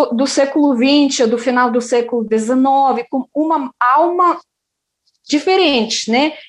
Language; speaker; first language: Portuguese; non-native, fluent; Russian